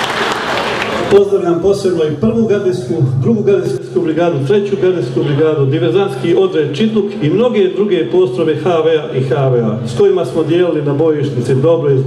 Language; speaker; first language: Croatian; native; Croatian